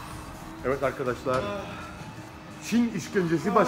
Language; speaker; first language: Turkish; non-native, fluent; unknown